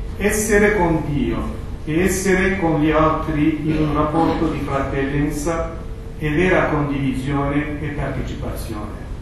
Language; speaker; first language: Italian; non-native, fluent; Turkish